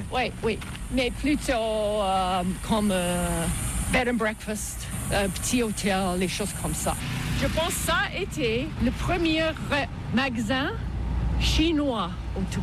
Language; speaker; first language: French; non-native, learner; English